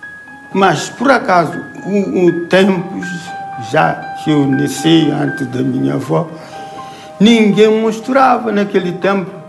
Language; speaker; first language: Portuguese; non-native, local second language; Kabuverdianu